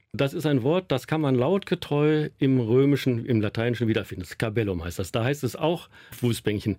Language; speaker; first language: German; native; German